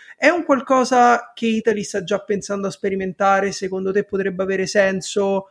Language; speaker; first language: Italian; native; Italian